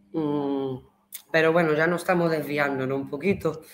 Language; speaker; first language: Spanish; early bilingual, heritage; Spanish